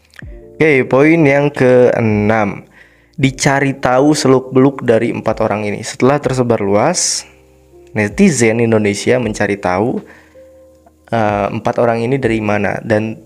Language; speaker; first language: Indonesian; native; Indonesian